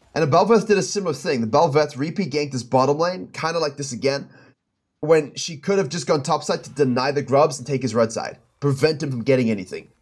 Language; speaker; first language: English; native; English